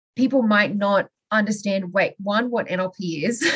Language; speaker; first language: English; native; English